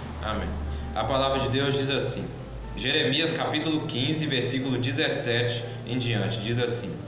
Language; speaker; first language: Portuguese; native; Portuguese